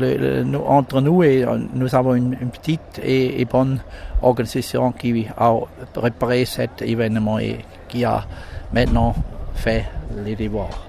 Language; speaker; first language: French; non-native, local second language; German